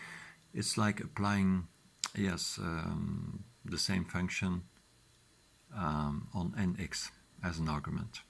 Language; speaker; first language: English; non-native, fluent; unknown